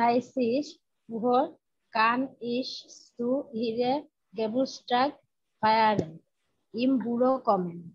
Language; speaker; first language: German; non-native, learner; Bangla